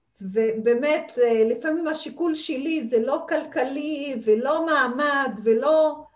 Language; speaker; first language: Hebrew; non-native, local second language; Arabic